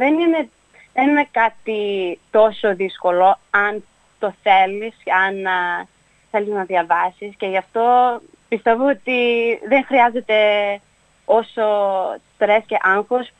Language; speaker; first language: Greek; early bilingual, heritage; Greek